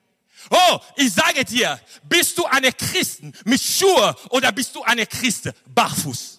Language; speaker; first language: German; non-native, fluent; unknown